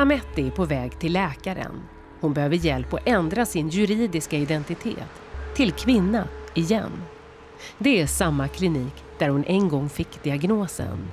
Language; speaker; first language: Swedish; native; Swedish